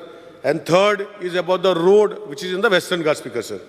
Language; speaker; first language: English; non-native, local second language; Konkani